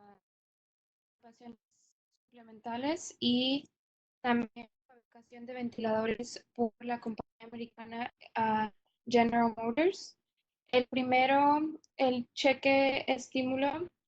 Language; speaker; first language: Spanish; non-native, fluent; English